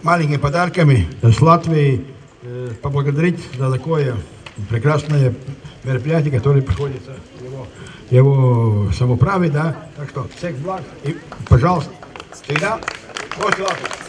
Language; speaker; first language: Russian; non-native, local second language; Latvian